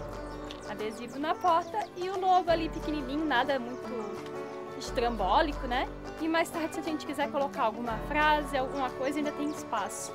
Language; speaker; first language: Portuguese; native; Portuguese